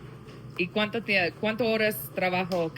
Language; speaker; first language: Spanish; non-native, learner; English